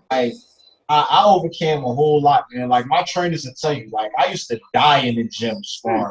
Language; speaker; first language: English; native; English